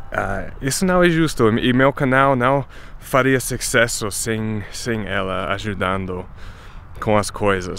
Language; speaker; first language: Portuguese; non-native, fluent; English